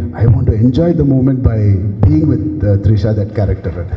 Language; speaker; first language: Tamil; non-native, learner; Telugu